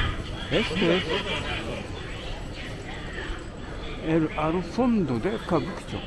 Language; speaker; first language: Spanish; non-native, learner; Japanese